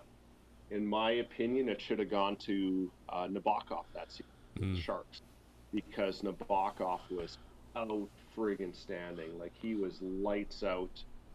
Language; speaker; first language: English; native; English